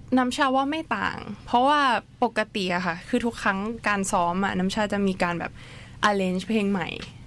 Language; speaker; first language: Thai; native; Thai